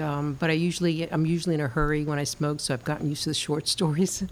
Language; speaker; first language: English; early bilingual, other home language; Spanish